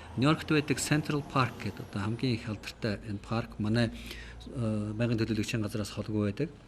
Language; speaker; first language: Mongolian; native; Mongolian